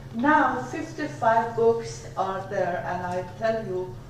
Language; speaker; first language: English; non-native, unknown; Persian